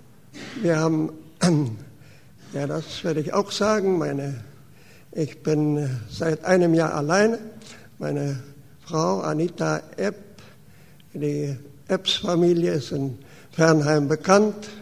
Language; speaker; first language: German; early bilingual, heritage; German